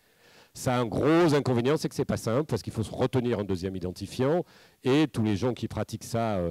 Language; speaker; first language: French; native; French